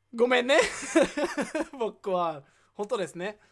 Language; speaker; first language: Japanese; non-native, learner; English